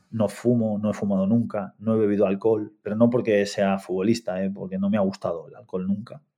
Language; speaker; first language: Spanish; native; Spanish